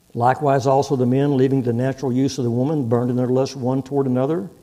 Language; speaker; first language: English; native; English